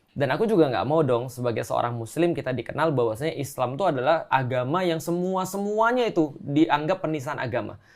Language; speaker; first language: Indonesian; native; Indonesian